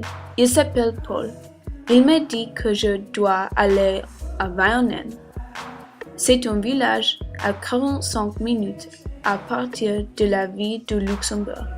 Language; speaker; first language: French; non-native, learner; English